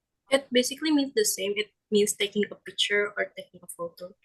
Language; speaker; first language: English; non-native, fluent; Indonesian